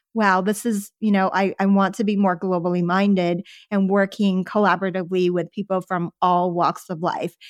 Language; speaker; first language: English; early bilingual, other home language; Chinese